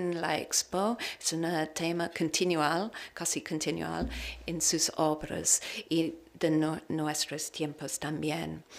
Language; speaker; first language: Spanish; non-native, learner; English